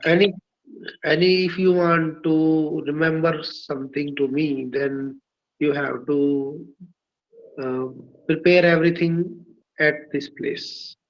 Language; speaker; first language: English; non-native, learner; Hindi